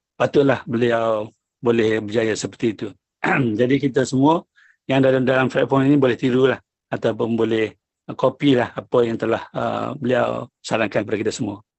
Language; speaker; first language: Malay; native; Malay